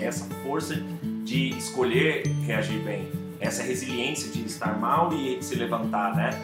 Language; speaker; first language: Portuguese; native; Portuguese